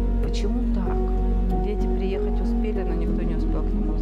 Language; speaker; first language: Russian; native; Russian